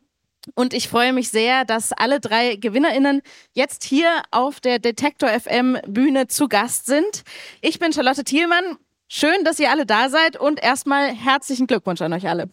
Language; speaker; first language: German; native; German